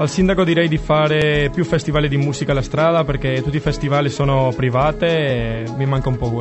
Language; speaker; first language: Italian; non-native, learner; Spanish